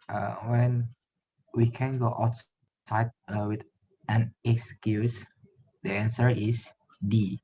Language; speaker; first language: English; non-native, learner; Indonesian